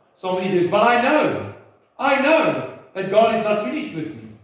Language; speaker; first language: English; non-native, local second language; Afrikaans